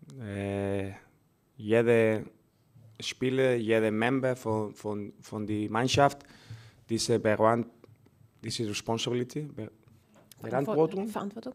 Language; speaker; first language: German; non-native, learner; Spanish